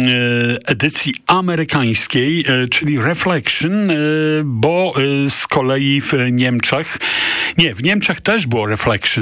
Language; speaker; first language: Polish; native; Polish